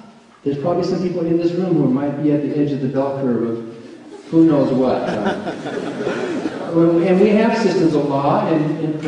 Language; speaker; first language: English; native; English